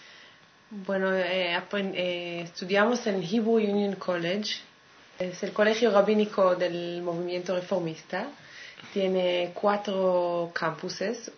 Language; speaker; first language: Spanish; non-native, fluent; Hebrew